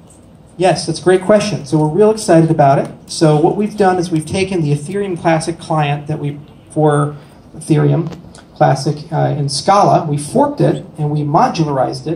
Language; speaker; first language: English; native; English